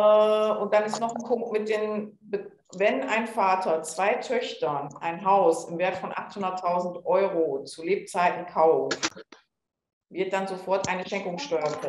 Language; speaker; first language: German; native; German